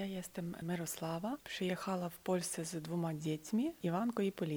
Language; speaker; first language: Polish; non-native, learner; Ukrainian